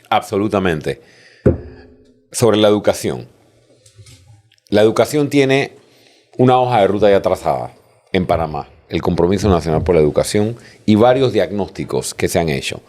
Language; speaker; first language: Spanish; native; Spanish